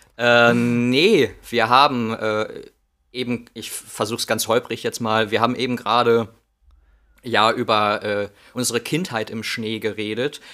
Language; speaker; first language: German; native; German